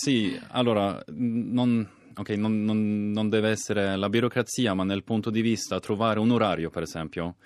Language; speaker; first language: Italian; non-native, fluent; Swedish